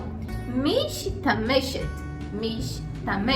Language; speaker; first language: Hebrew; non-native, fluent; Portuguese